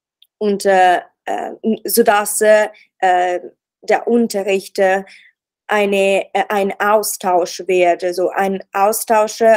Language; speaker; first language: German; non-native, learner; Italian